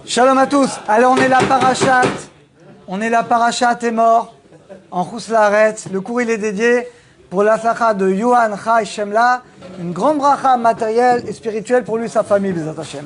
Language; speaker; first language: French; native; French